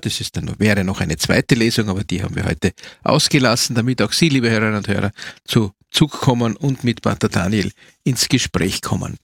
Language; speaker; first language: German; native; German